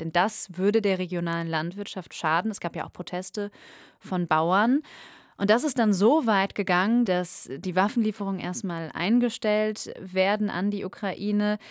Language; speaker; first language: German; native; German